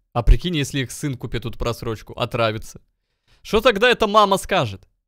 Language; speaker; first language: Russian; native; Russian